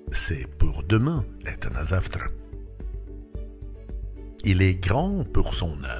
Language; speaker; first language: French; non-native, fluent; Russian